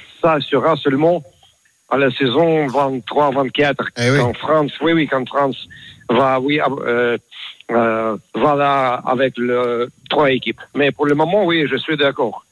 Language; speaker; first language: French; non-native, learner; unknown